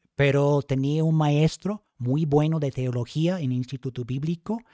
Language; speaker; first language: Spanish; non-native, fluent; English